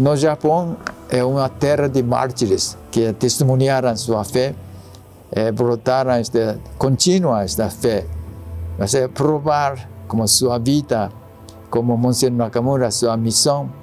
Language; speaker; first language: Portuguese; non-native, learner; Japanese